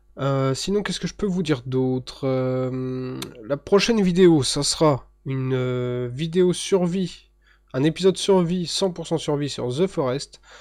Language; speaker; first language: French; native; French